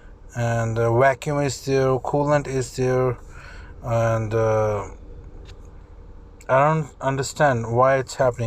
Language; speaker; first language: English; non-native, fluent; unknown